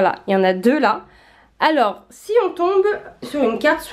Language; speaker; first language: French; native; French